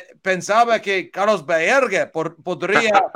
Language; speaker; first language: Spanish; non-native, learner; English